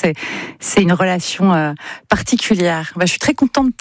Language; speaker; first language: French; native; French